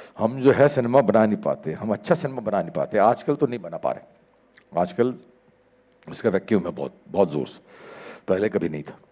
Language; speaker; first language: Hindi; native; Hindi